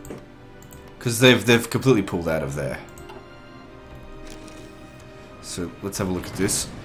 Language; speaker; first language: English; native; English